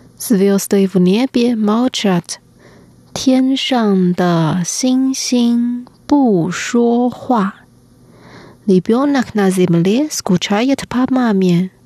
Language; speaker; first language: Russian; non-native, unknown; Chinese